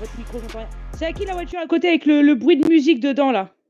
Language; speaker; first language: French; native; French